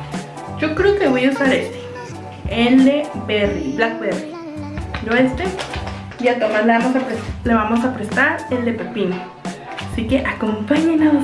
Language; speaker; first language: Spanish; native; Spanish